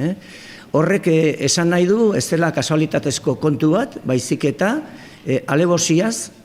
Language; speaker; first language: Basque; non-native, local second language; Spanish